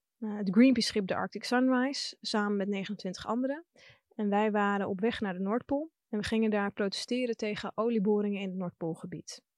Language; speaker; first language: Dutch; early bilingual, other home language; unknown